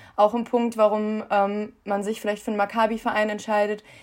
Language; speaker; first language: German; native; German